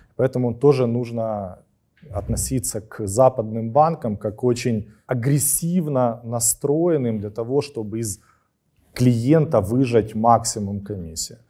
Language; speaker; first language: Russian; native; Russian